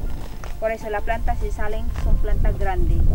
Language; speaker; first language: Spanish; non-native, fluent; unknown